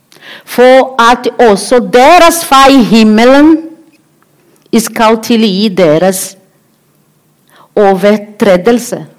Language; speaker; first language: Norwegian; non-native, learner; Portuguese